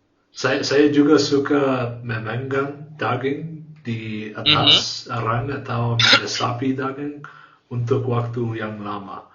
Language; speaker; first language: Indonesian; non-native, learner; English